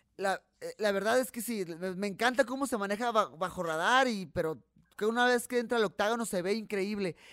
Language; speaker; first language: Spanish; native; Spanish